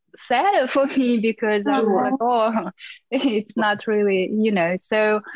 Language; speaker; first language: English; non-native, fluent; Russian